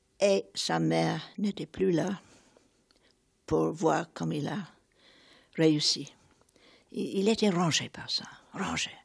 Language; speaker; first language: French; non-native, fluent; English